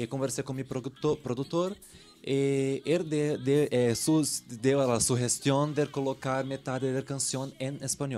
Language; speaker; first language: Spanish; non-native, learner; Portuguese